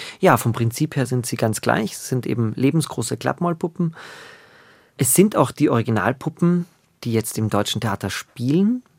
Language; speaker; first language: German; native; German